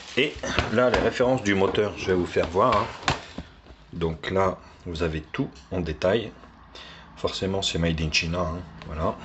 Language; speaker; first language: French; native; French